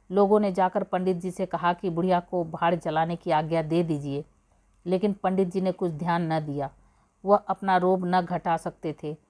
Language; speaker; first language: Hindi; native; Hindi